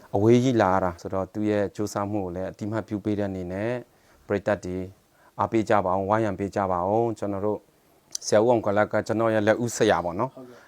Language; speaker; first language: Burmese; non-native, local second language; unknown